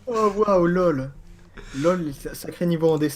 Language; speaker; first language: French; native; French